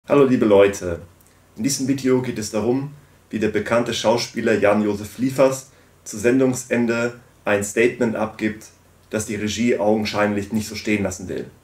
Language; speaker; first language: German; native; German